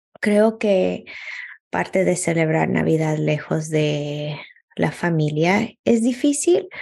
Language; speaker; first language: Spanish; early bilingual, heritage; Spanish